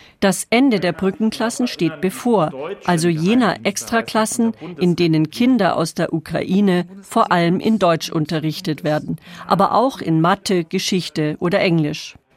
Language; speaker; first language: German; native; German